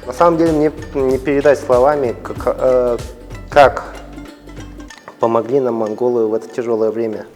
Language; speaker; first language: Russian; native; Russian